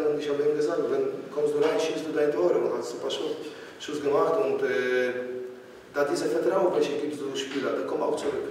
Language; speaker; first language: German; non-native, fluent; Polish